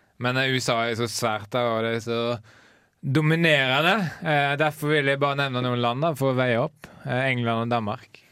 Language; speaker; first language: Norwegian; native; Norwegian